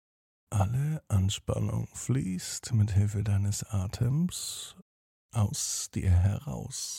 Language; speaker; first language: German; native; German